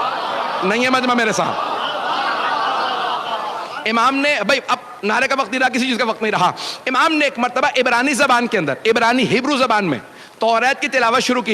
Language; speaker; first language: Urdu; native; Urdu